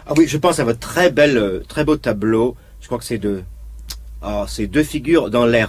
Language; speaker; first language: French; native; French